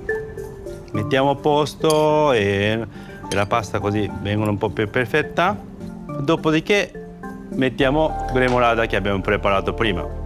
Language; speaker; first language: Italian; non-native, learner; Japanese